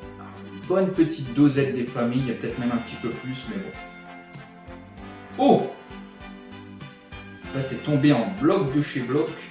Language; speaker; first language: French; native; French